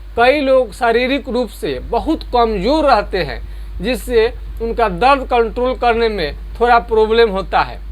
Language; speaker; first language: Hindi; non-native, local second language; Bhojpuri